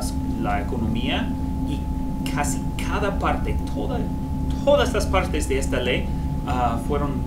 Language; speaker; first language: Spanish; non-native, fluent; English